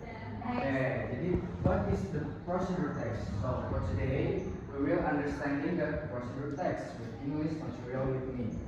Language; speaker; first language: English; non-native, learner; Indonesian